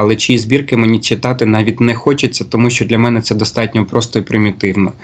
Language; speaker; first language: Ukrainian; native; Ukrainian